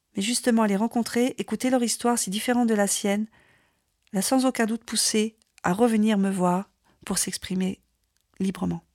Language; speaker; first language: French; native; French